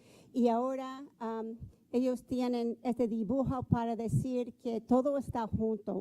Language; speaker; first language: Spanish; non-native, fluent; English